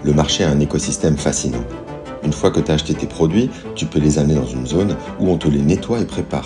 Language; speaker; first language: French; native; French